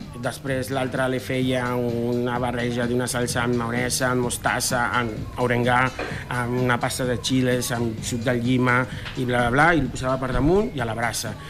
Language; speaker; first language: Catalan; non-native, fluent; Spanish